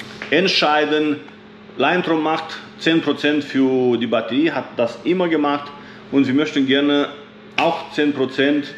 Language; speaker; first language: German; non-native, fluent; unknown